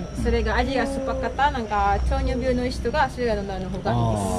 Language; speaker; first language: Japanese; non-native, learner; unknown